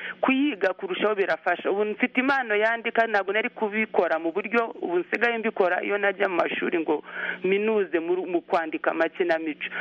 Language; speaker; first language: Kinyarwanda; early bilingual, heritage; Kinyarwanda